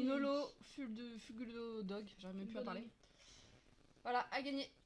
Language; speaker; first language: French; native; French